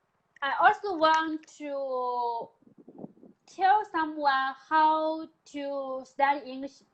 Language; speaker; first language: English; non-native, learner; Chinese